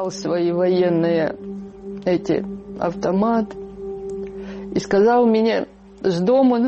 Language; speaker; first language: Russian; non-native, local second language; Ukrainian